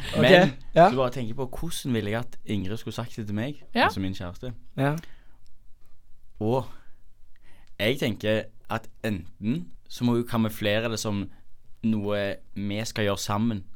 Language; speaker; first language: Norwegian; native; Norwegian